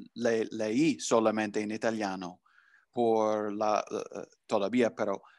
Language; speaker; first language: Spanish; non-native, fluent; English